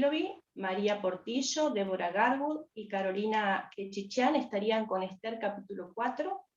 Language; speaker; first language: Spanish; native; Spanish